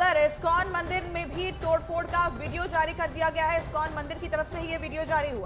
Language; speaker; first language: Hindi; native; Hindi